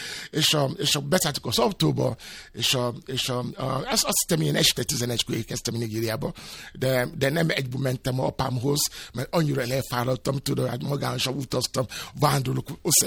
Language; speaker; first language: Hungarian; non-native, fluent; Yoruba